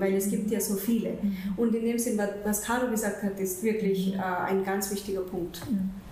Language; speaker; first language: German; non-native, fluent; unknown